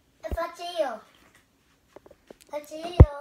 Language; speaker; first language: Italian; early bilingual, other home language; Filipino